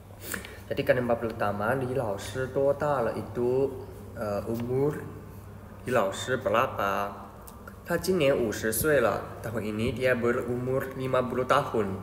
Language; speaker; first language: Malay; non-native, fluent; Chinese